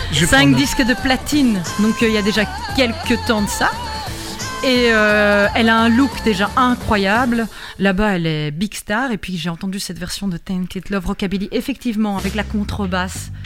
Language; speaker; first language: French; native; French